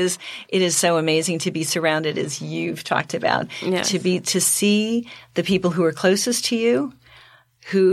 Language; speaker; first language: English; native; English